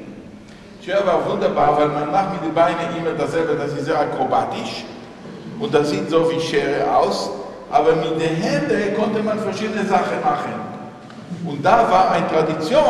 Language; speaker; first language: German; non-native, fluent; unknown